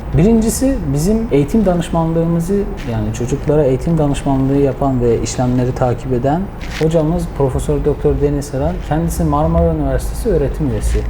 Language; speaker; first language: Turkish; non-native, fluent; Persian